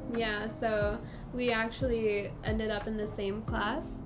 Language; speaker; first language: English; native; English